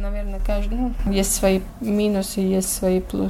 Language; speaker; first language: Russian; non-native, local second language; Latvian